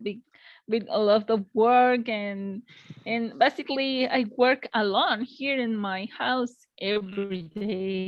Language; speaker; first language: English; non-native, learner; Spanish